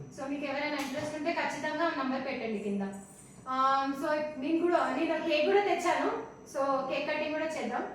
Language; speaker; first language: Telugu; non-native, learner; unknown